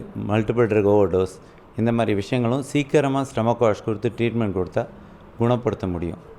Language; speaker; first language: Tamil; native; Tamil